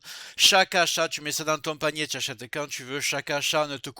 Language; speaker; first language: French; native; French